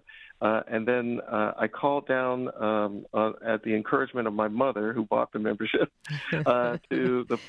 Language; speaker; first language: English; native; English